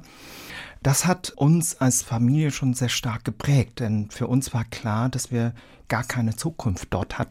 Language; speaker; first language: German; early bilingual, other home language; Vietnamese